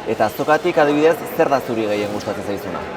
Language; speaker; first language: Basque; native; Basque